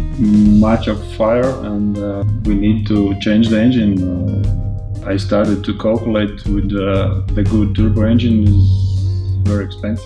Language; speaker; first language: English; non-native, learner; Latvian